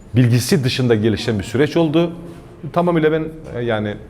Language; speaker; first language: Turkish; native; Turkish